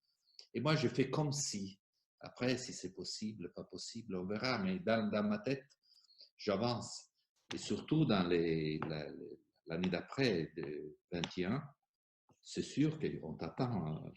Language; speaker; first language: French; non-native, fluent; Italian